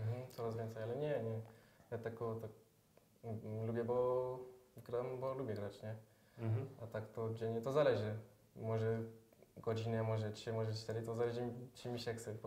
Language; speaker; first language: Polish; early bilingual, heritage; French